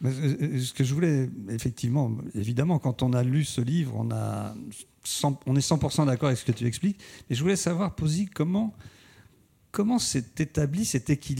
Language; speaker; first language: French; native; French